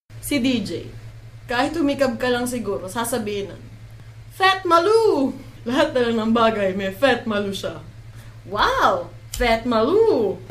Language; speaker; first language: Filipino; non-native, local second language; Cebuano